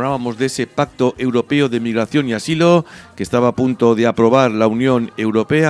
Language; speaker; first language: Spanish; native; Spanish